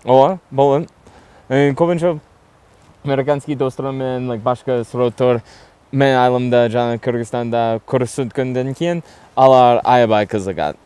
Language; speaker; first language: Kyrgyz; non-native, learner; English